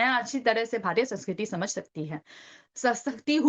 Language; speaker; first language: Hindi; non-native, learner; Chinese